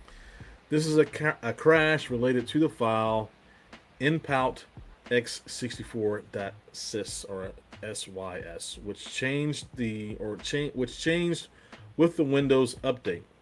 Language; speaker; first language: English; native; English